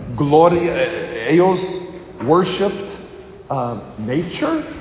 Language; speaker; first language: Spanish; non-native, learner; English